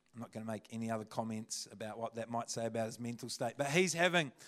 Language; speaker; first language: English; native; English